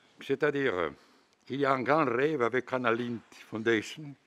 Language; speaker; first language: French; non-native, fluent; Bosnian